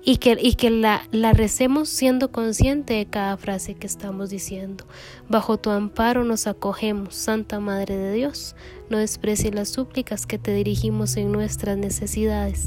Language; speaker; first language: Spanish; native; Spanish